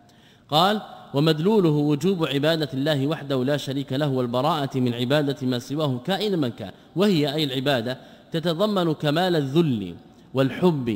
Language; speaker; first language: Arabic; native; Arabic